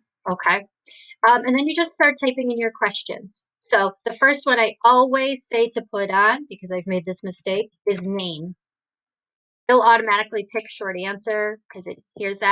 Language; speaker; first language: English; native; English